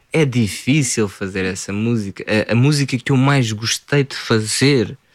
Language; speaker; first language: Portuguese; early bilingual, other home language; French